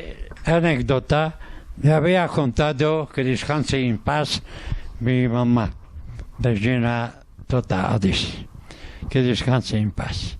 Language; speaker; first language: Spanish; non-native, fluent; Arabic